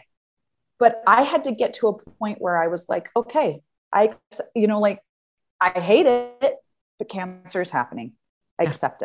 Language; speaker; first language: English; native; English